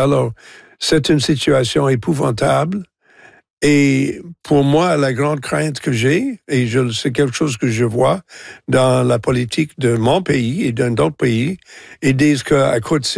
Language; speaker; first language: French; non-native, local second language; English